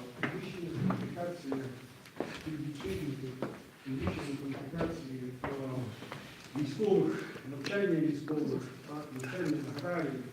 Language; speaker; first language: Ukrainian; non-native, local second language; Russian